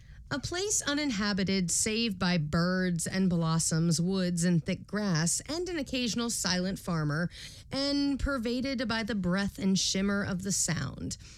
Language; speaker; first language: English; native; English